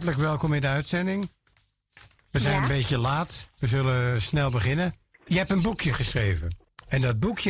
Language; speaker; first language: Dutch; native; Dutch